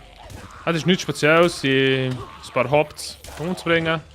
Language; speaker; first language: German; native; German